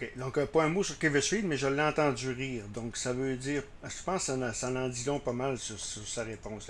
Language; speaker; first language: French; native; French